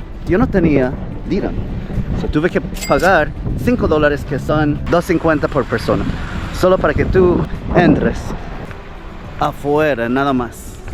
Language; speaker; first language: Spanish; non-native, fluent; English